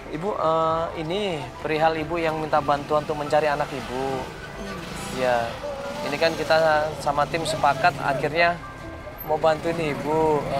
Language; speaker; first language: Indonesian; native; Indonesian